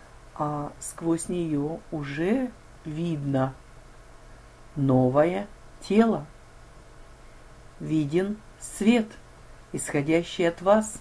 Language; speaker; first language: Russian; native; Russian